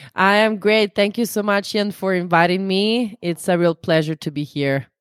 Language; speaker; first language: English; non-native, fluent; Italian